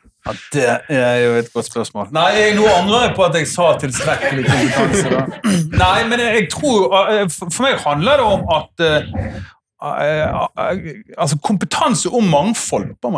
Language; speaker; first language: Norwegian; native; Norwegian